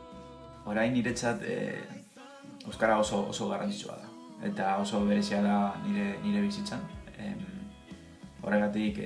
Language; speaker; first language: Basque; non-native, learner; Spanish